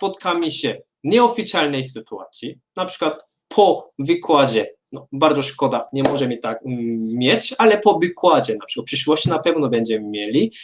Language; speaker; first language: Polish; non-native, fluent; Korean